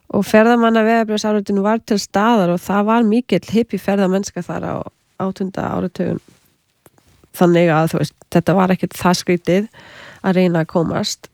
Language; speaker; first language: Icelandic; non-native, fluent; English